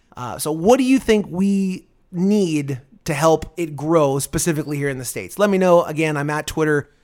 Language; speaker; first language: English; native; English